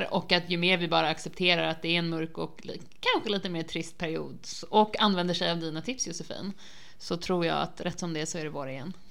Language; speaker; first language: Swedish; native; Swedish